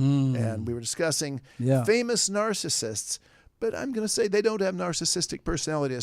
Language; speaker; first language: English; native; English